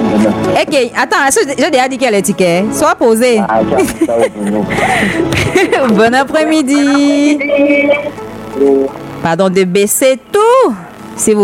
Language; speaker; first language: French; native; French